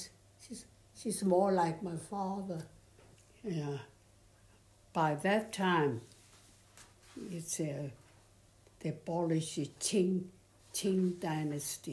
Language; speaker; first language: English; non-native, fluent; Chinese